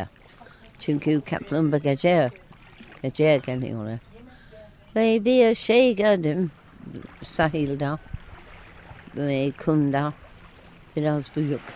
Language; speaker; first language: Turkish; non-native, learner; English